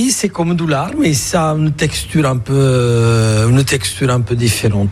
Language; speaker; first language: French; non-native, fluent; Italian